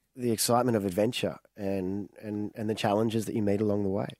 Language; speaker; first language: English; native; English